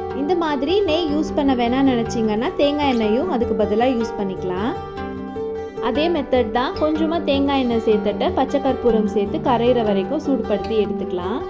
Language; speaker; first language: Tamil; native; Tamil